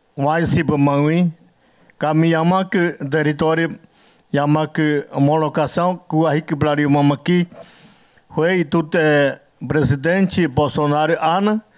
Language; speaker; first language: Portuguese; non-native, learner; Yanomámi